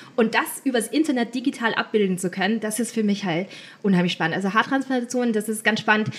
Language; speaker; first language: German; native; German